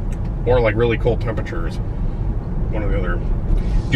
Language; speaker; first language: English; native; English